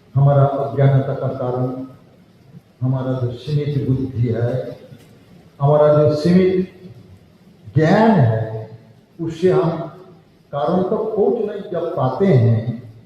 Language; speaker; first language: Hindi; non-native, local second language; Bangla